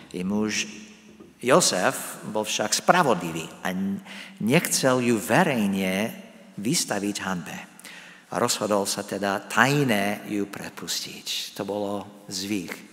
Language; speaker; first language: Slovak; non-native, fluent; English